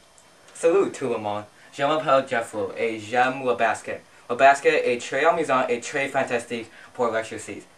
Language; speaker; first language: French; non-native, learner; English